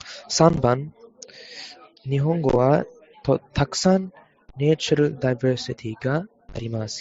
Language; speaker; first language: Japanese; non-native, learner; English